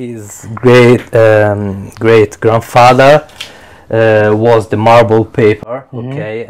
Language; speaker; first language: English; non-native, learner; Italian